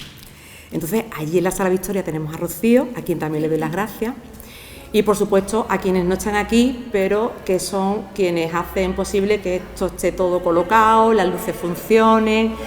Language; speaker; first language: Spanish; native; Spanish